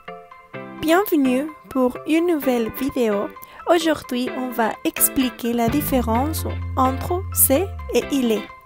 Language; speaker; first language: French; non-native, learner; Spanish